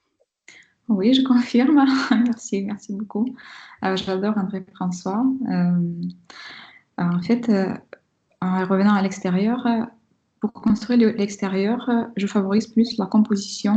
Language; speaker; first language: French; non-native, fluent; Russian